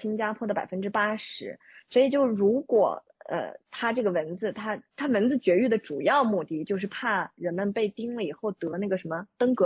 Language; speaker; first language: Chinese; native; Chinese